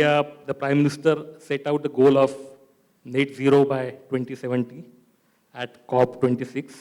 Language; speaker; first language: English; non-native, local second language; Marathi